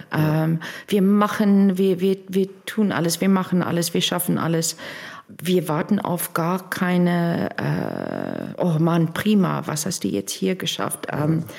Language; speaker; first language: German; non-native, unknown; English